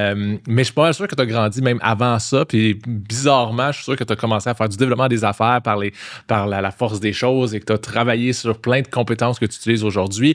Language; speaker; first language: French; native; French